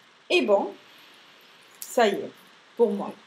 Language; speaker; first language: French; non-native, fluent; Spanish